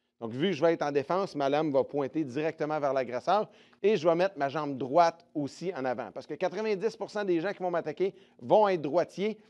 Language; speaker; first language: French; native; French